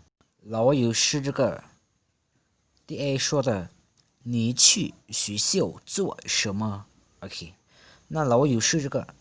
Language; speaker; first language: Chinese; non-native, fluent; Lao